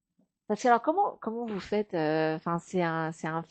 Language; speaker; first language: French; native; French